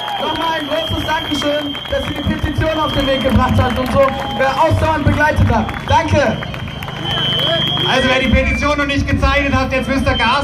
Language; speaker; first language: German; native; German